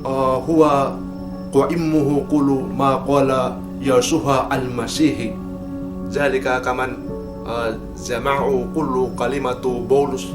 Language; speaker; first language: Arabic; non-native, learner; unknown